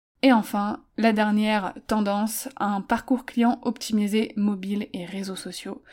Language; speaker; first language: French; native; French